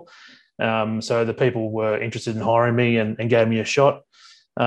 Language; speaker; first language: English; native; English